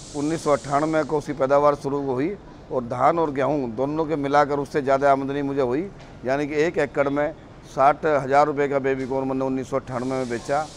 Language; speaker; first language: Hindi; native; Hindi